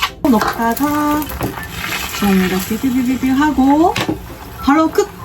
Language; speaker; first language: Korean; non-native, fluent; Japanese